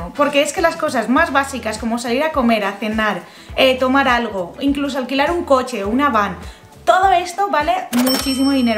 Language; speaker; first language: Spanish; native; Spanish